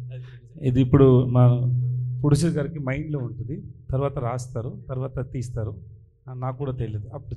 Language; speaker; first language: Telugu; non-native, learner; Tamil